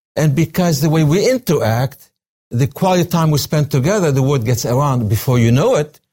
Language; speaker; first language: English; non-native, fluent; Arabic